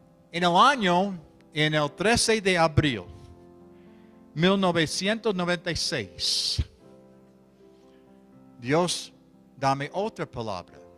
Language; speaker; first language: Spanish; non-native, fluent; English